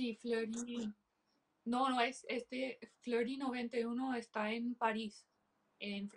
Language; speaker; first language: Spanish; early bilingual, heritage; English